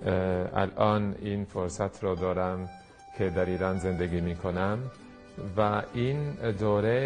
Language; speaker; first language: Persian; non-native, fluent; Italian